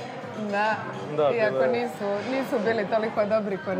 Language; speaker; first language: Bosnian; native; Bosnian